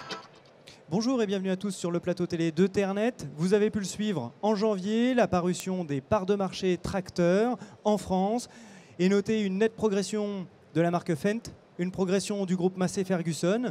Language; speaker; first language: French; native; French